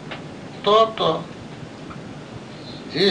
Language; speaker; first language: Russian; non-native, learner; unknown